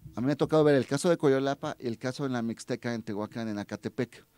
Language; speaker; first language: Spanish; native; Spanish